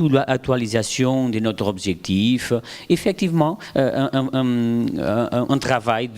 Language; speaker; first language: French; non-native, fluent; Portuguese